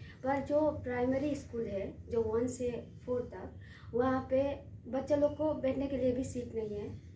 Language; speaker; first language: Hindi; non-native, local second language; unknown